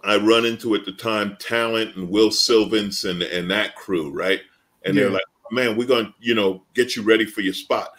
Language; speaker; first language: English; native; English